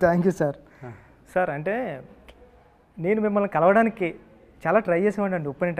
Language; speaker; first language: Telugu; native; Telugu